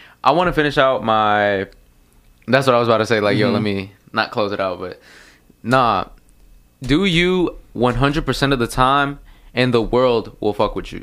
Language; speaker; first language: English; early bilingual, other home language; Spanish